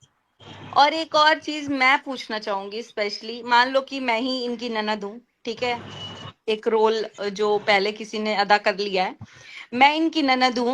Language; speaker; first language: Hindi; native; Hindi